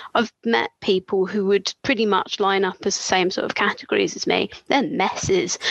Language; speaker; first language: English; native; English